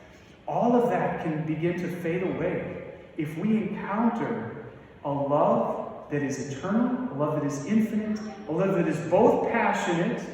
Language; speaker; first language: English; native; English